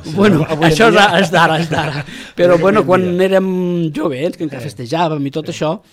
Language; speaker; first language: Catalan; non-native, local second language; Spanish